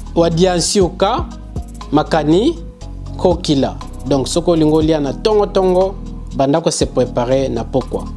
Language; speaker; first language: Lingala; non-native, local second language; Kongo